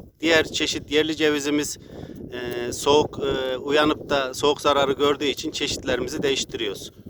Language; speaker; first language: Turkish; native; Turkish